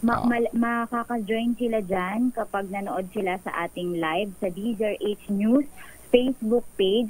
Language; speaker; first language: Filipino; native; Filipino